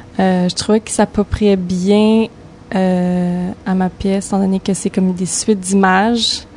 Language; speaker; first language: French; native; French